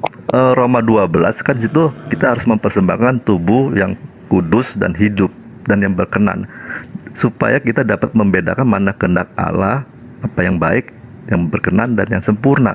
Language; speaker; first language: Indonesian; native; Indonesian